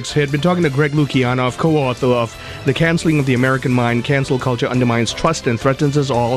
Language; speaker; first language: English; non-native, local second language; Tamil